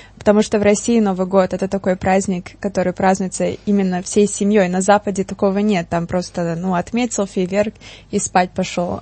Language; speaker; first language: Russian; early bilingual, heritage; Russian